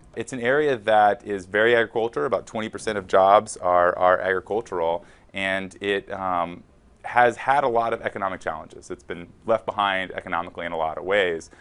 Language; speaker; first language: English; native; English